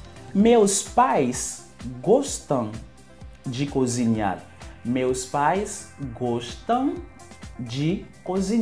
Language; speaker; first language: Portuguese; non-native, fluent; Haitian Creole